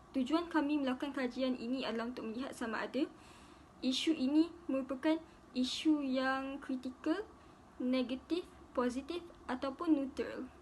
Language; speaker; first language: Malay; native; Malay